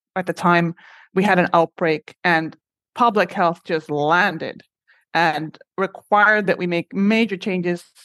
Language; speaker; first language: English; non-native, fluent; Spanish